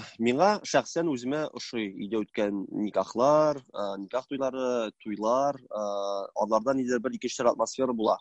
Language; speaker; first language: Tatar; native; Tatar